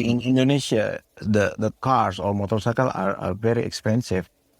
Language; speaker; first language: English; non-native, learner; Indonesian